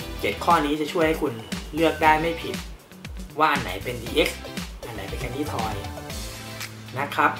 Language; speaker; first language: Thai; native; Thai